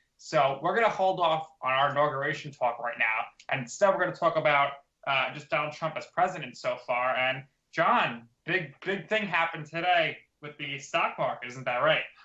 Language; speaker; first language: English; native; English